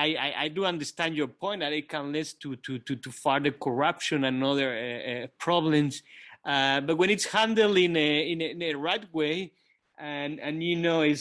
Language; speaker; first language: English; non-native, fluent; Kabuverdianu